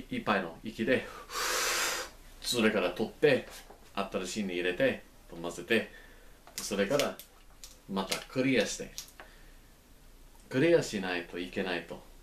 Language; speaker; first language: Japanese; non-native, learner; English